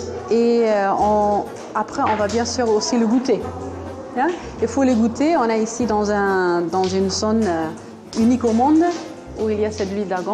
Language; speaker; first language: French; non-native, fluent; German